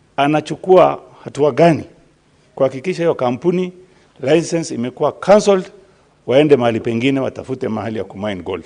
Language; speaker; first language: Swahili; non-native, local second language; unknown